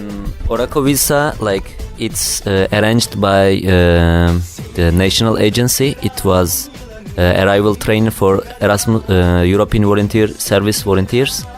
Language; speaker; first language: English; non-native, learner; Turkish